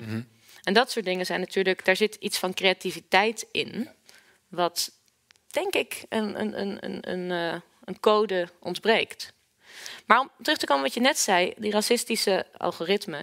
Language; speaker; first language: Dutch; native; Dutch